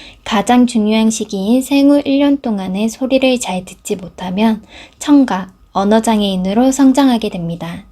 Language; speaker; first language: Korean; native; Korean